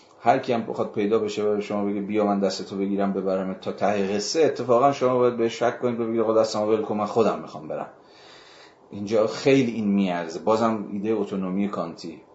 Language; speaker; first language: Persian; native; Persian